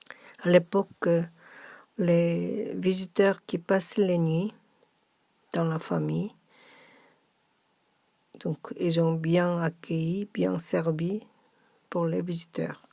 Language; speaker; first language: French; non-native, learner; Korean